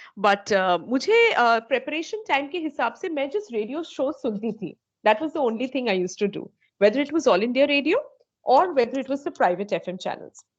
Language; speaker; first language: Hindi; non-native, local second language; Bangla